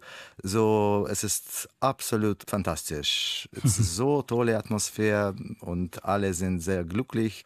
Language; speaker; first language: German; non-native, learner; Russian